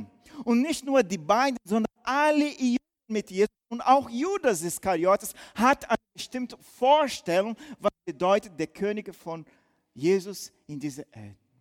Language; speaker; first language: German; non-native, fluent; Portuguese